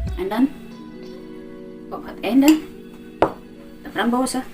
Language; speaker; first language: Dutch; non-native, learner; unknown